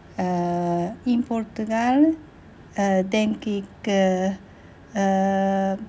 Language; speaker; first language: Dutch; non-native, learner; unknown